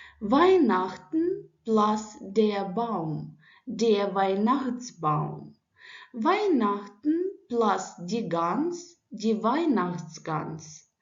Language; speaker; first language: German; non-native, fluent; Ukrainian